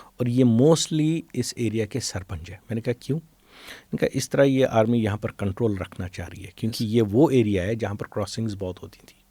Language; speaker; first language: Urdu; non-native, local second language; Kashmiri